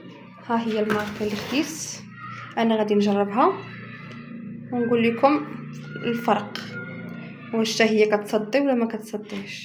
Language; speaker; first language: Arabic; native; Arabic